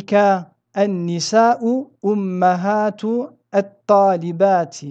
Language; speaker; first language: Arabic; non-native, fluent; French